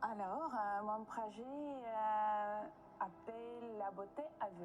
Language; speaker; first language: French; non-native, learner; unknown